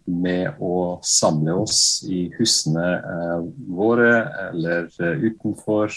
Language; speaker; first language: Norwegian; non-native, fluent; Bosnian